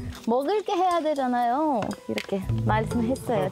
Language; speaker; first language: Korean; non-native, learner; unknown